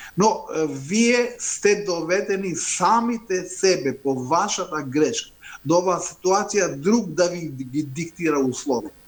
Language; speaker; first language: Macedonian; non-native, local second language; Albanian